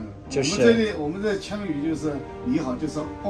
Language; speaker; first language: Chinese; native; Chinese